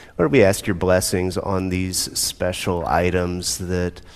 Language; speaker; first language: English; native; English